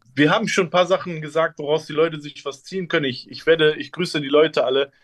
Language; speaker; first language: German; early bilingual, other home language; Turkish